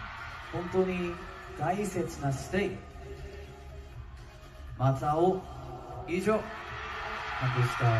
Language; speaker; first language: Japanese; non-native, learner; Korean